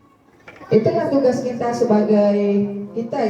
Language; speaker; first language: Indonesian; native; Indonesian